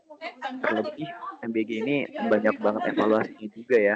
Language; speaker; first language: Indonesian; native; Indonesian